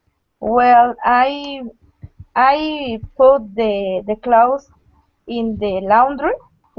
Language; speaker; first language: English; non-native, learner; Spanish